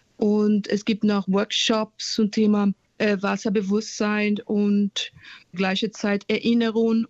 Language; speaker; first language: German; non-native, fluent; Portuguese